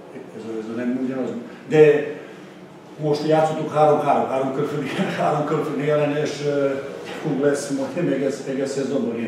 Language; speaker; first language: Hungarian; non-native, learner; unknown